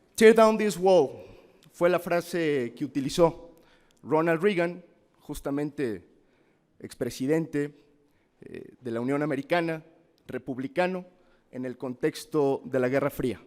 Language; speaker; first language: Spanish; native; Spanish